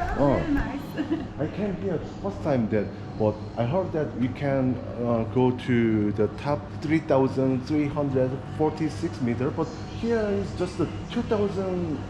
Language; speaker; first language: English; non-native, learner; Korean